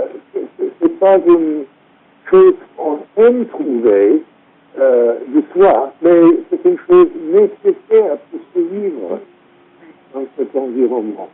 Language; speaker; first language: French; non-native, fluent; English